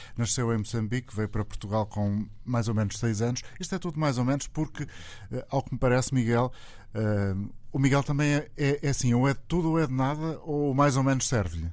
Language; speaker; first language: Portuguese; native; Portuguese